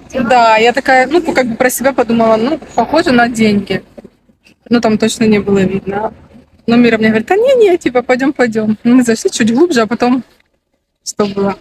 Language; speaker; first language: Russian; native; Russian